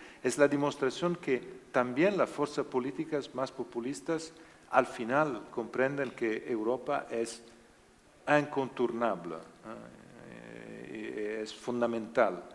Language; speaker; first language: Spanish; non-native, learner; Italian